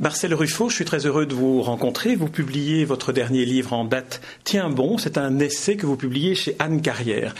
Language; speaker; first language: French; native; French